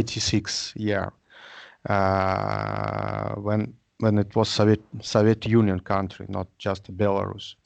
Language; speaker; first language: English; non-native, learner; Russian